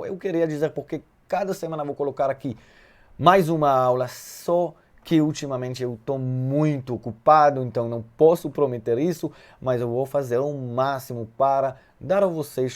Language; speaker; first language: Portuguese; non-native, fluent; Hebrew